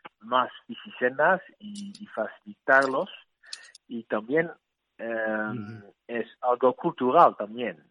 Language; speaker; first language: Spanish; non-native, learner; Dutch